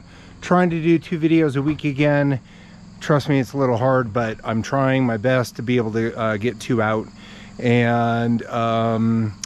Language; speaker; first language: English; native; English